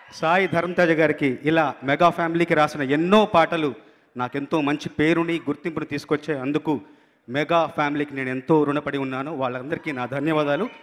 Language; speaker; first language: Telugu; native; Telugu